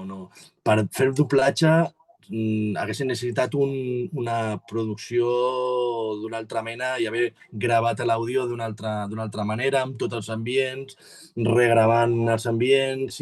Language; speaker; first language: Catalan; native; Catalan